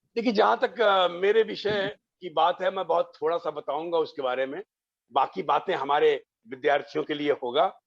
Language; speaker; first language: Hindi; non-native, local second language; Bhojpuri